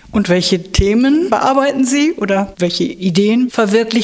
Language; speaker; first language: German; native; German